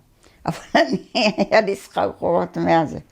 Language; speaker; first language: Hebrew; early bilingual, other home language; Arabic